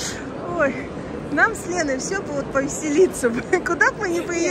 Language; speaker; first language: Russian; native; Russian